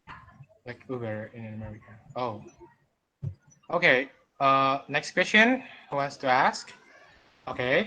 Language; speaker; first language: English; non-native, fluent; Indonesian